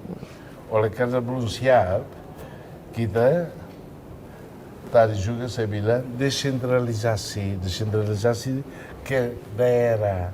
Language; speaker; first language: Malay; non-native, fluent; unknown